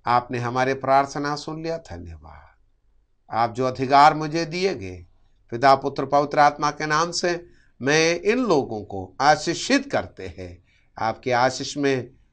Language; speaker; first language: Hindi; non-native, local second language; Malayalam